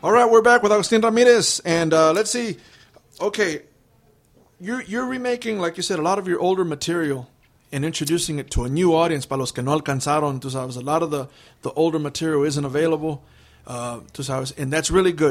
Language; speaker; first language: English; early bilingual, other home language; Spanish